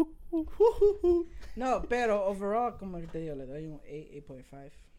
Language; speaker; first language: Spanish; early bilingual, heritage; Spanish